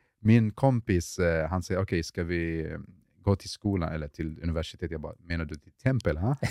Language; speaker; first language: Swedish; early bilingual, other home language; Arabic